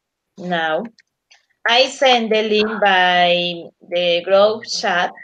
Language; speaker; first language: English; non-native, learner; Spanish